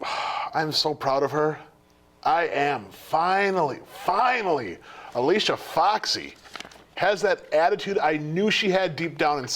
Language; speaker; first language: English; native; English